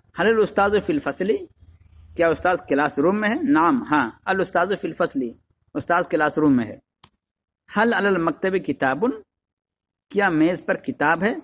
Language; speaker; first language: Urdu; native; Urdu